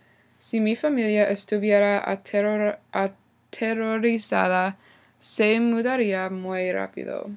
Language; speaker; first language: Spanish; non-native, learner; English